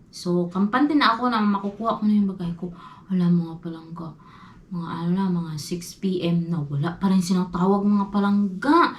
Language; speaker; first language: Filipino; non-native, local second language; Cebuano